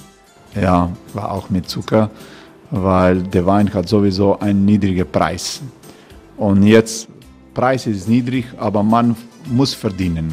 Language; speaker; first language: German; non-native, learner; Croatian